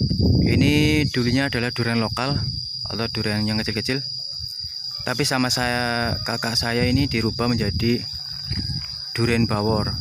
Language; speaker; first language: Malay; non-native, local second language; Javanese